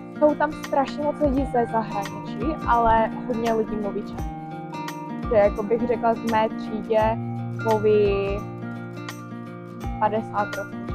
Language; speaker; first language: Czech; early bilingual, heritage; Czech